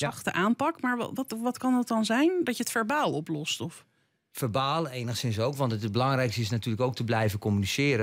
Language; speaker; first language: Dutch; native; Dutch